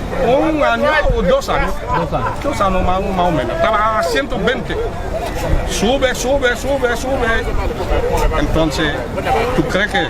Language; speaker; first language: Spanish; non-native, fluent; Haitian Creole